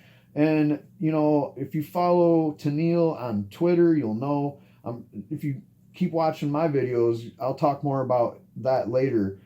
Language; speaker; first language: English; native; English